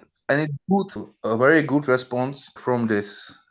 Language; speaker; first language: English; non-native, learner; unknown